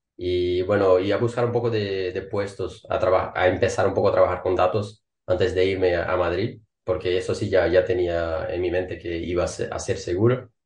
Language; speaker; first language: Spanish; non-native, fluent; Portuguese